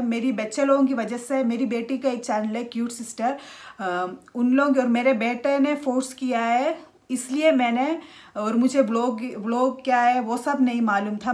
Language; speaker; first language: Hindi; non-native, local second language; Malayalam